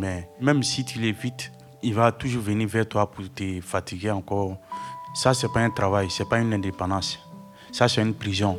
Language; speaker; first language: French; non-native, fluent; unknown